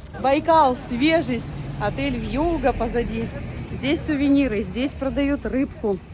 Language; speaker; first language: Russian; native; Russian